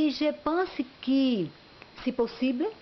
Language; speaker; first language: French; non-native, learner; Portuguese